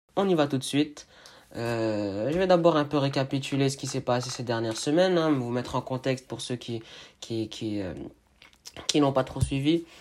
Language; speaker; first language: French; native; French